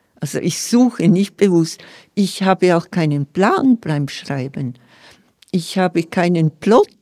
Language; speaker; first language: German; non-native, local second language; Romansh